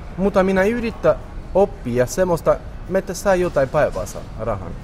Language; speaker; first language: Finnish; non-native, learner; Romany